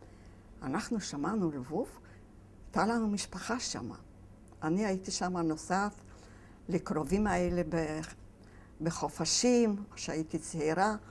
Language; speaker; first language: Hebrew; non-native, fluent; Yiddish